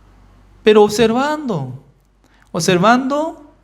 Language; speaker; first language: Spanish; non-native, learner; Korean